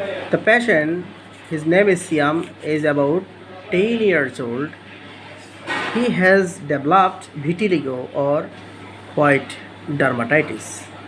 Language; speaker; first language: English; non-native, local second language; Bangla